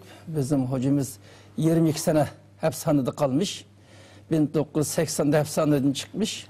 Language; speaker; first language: Turkish; non-native, learner; Uyghur